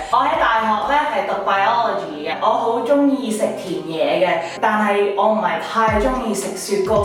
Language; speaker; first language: Cantonese; early bilingual, heritage; Cantonese